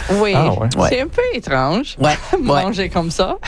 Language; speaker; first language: French; non-native, learner; English